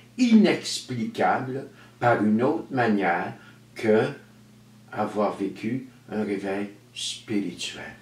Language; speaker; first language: French; native; French